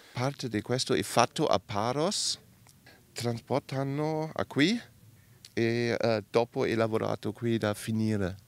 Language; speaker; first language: Italian; non-native, learner; German